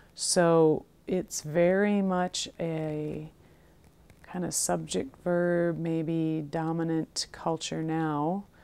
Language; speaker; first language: English; native; English